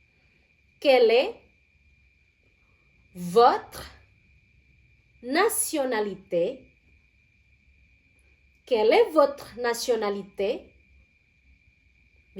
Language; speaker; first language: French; non-native, fluent; Indonesian